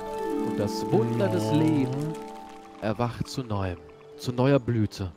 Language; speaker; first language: German; native; German